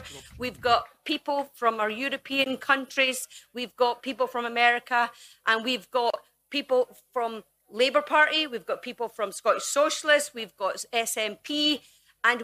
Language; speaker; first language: English; native; English